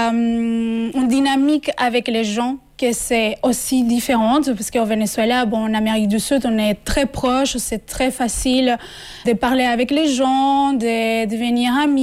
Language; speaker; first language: French; non-native, fluent; Spanish